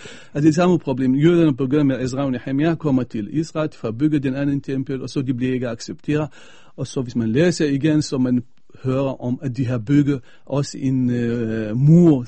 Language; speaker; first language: Danish; non-native, fluent; Arabic